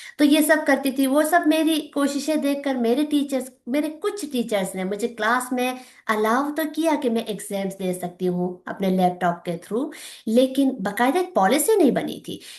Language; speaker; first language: Urdu; non-native, local second language; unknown